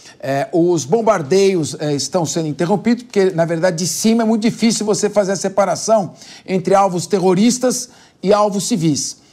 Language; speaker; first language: Portuguese; native; Portuguese